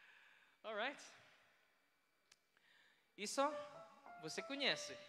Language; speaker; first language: Portuguese; non-native, learner; Filipino